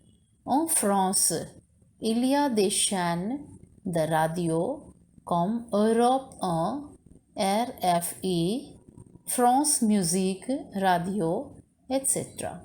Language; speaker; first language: French; non-native, learner; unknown